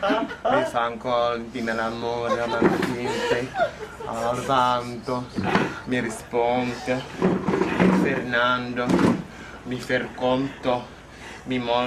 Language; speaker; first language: Italian; non-native, learner; Czech